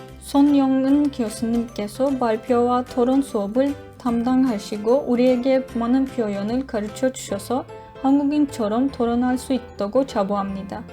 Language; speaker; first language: Korean; non-native, learner; Turkish